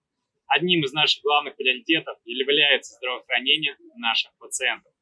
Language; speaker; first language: Russian; native; Russian